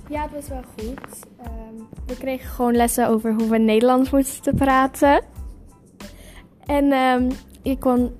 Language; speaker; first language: Dutch; early bilingual, other home language; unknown